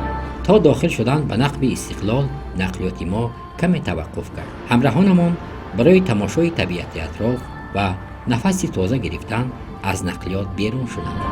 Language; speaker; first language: Persian; native; Persian